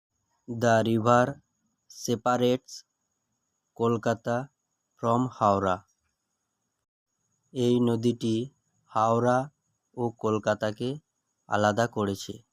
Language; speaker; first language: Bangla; native; Bangla